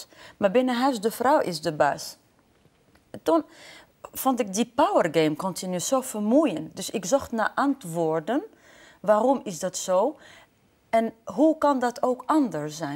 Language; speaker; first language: Dutch; non-native, fluent; Arabic